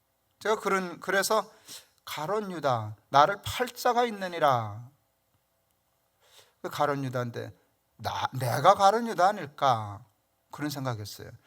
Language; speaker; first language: Korean; native; Korean